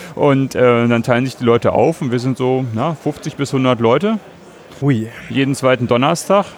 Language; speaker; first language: German; native; German